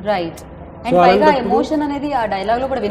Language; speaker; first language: Telugu; native; Telugu